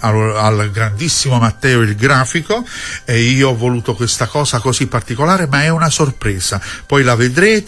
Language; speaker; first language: Italian; native; Italian